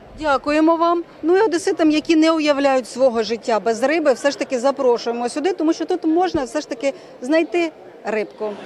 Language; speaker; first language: Ukrainian; native; Ukrainian